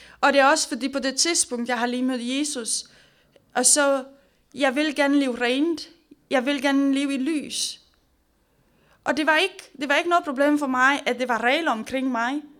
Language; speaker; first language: Danish; non-native, fluent; Romanian